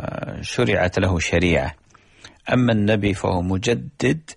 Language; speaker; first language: Arabic; native; Arabic